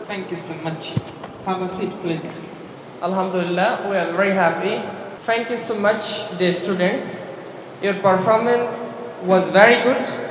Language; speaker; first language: English; non-native, local second language; Bangla